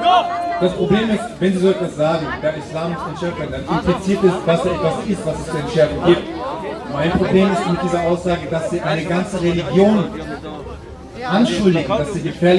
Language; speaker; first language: German; native; German